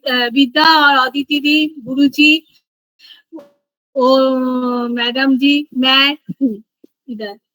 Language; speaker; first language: Hindi; non-native, local second language; Bangla